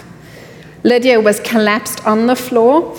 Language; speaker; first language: English; native; English